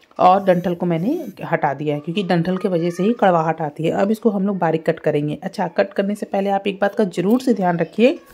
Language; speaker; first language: Hindi; native; Hindi